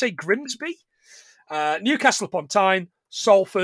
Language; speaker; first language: English; native; English